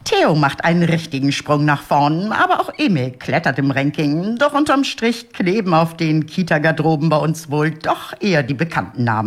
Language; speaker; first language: German; native; German